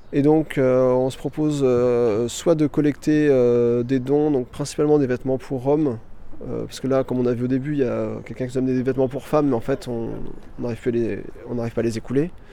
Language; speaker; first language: French; native; French